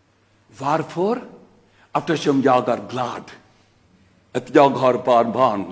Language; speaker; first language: Swedish; non-native, fluent; Urdu